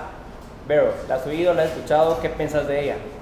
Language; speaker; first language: Spanish; native; Spanish